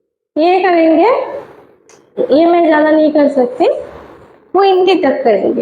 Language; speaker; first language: Hindi; non-native, local second language; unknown